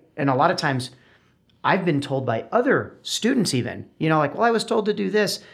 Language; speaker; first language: English; native; English